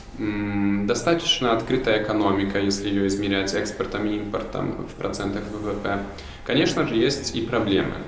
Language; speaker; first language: Russian; native; Russian